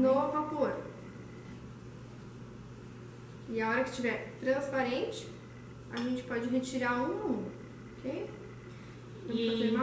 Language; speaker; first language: Portuguese; native; Portuguese